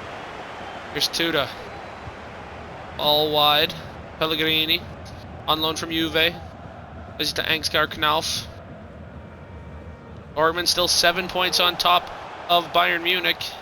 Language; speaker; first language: English; native; English